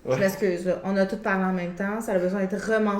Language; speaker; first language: French; native; French